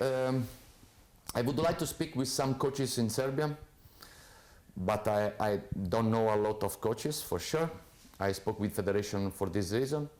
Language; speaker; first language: English; non-native, fluent; Italian